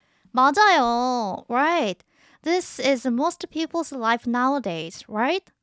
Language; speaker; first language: English; non-native, fluent; Korean